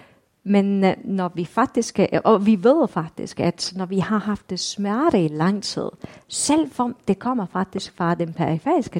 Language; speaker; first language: Danish; non-native, fluent; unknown